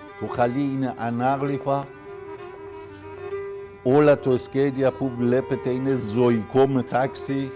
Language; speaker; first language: Greek; non-native, learner; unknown